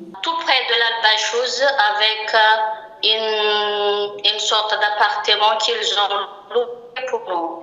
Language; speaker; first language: French; non-native, local second language; Malagasy